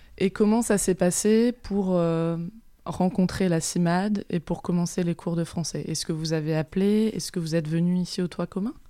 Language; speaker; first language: French; native; French